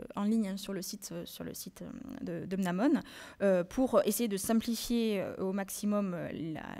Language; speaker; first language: French; native; French